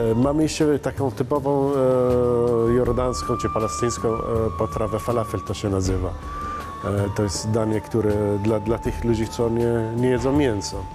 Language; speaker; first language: Polish; non-native, fluent; Arabic